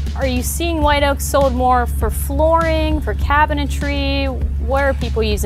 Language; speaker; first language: English; native; English